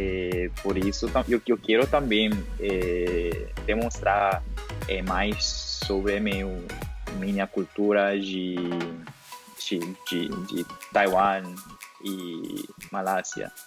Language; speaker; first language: Portuguese; non-native, learner; Spanish